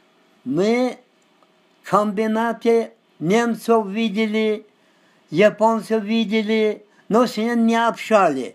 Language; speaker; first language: Russian; non-native, local second language; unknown